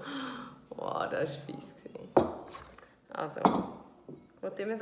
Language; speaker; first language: German; native; German